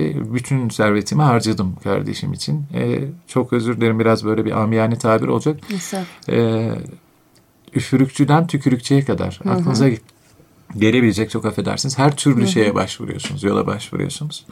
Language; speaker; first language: Turkish; native; Turkish